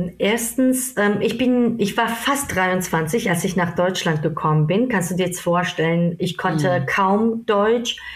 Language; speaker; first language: German; non-native, fluent; Georgian